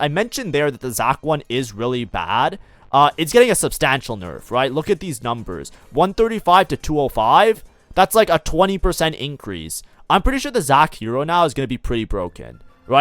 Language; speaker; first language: English; native; English